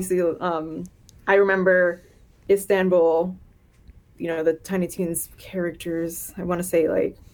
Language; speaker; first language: English; native; English